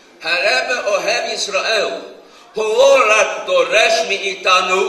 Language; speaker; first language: Hebrew; non-native, fluent; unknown